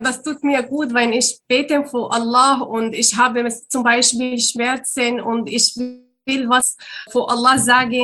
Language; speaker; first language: German; non-native, learner; Arabic